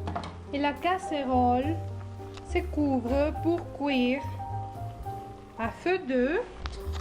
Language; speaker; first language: French; non-native, learner; Spanish